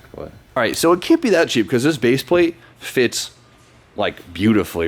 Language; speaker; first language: English; native; English